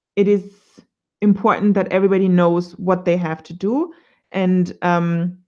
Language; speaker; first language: English; non-native, fluent; German